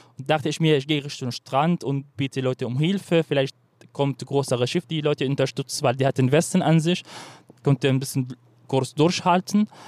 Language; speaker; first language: German; non-native, fluent; Arabic